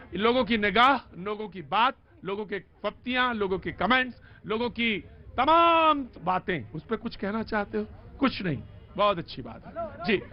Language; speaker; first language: Hindi; native; Hindi